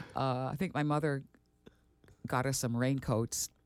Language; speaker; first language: English; early bilingual, other home language; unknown